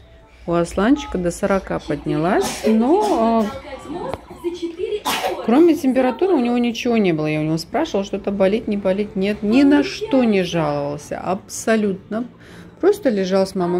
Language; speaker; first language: Russian; native; Russian